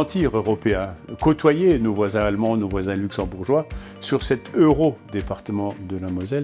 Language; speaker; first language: French; native; French